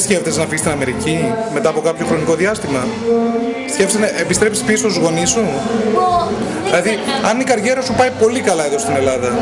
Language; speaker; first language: Greek; native; Greek